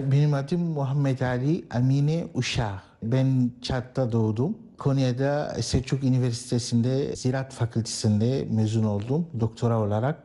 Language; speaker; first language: Turkish; non-native, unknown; Arabic